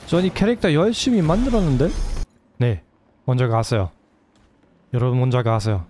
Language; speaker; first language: Korean; non-native, learner; German